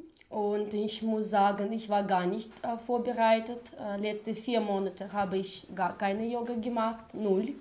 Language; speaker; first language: German; non-native, fluent; Russian